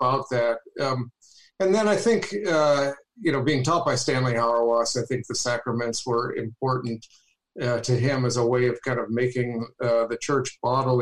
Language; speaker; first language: English; native; English